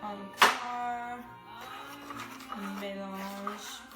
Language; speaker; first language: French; non-native, learner; English